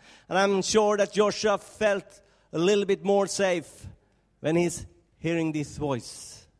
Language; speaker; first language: English; non-native, fluent; Swedish